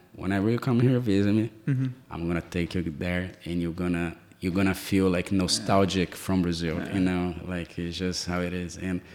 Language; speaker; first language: English; non-native, fluent; Portuguese